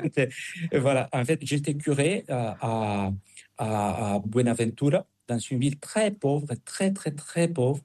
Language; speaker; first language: French; non-native, fluent; Spanish